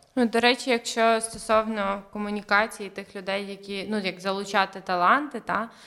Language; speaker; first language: Ukrainian; native; Ukrainian